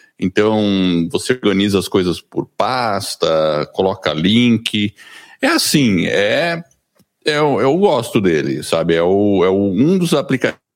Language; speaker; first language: Portuguese; early bilingual, other home language; English